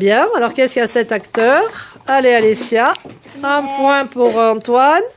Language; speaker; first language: French; native; French